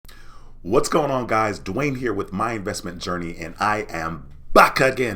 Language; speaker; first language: English; native; English